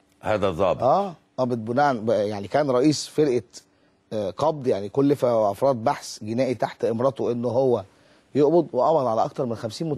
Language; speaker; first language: Arabic; native; Arabic